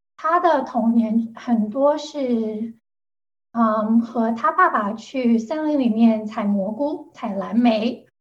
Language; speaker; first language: Chinese; non-native, local second language; Cantonese